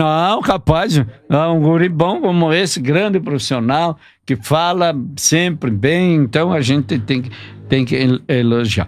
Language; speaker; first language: Portuguese; native; Portuguese